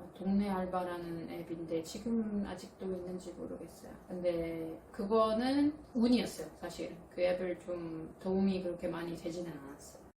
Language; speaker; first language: Korean; non-native, fluent; Italian